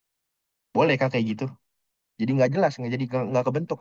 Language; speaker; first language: Indonesian; native; Indonesian